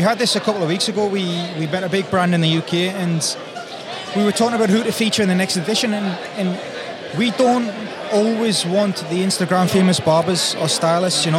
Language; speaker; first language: English; native; English